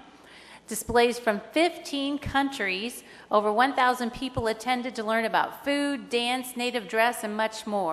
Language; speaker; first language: English; native; English